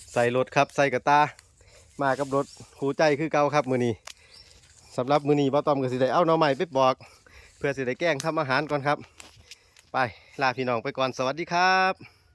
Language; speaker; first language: Thai; native; Thai